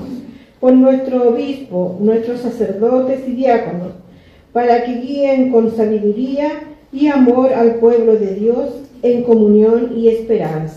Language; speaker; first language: Spanish; native; Spanish